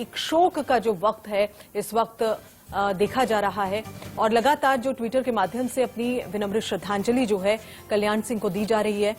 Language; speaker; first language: Hindi; native; Hindi